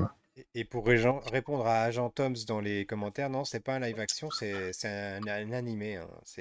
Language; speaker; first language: French; native; French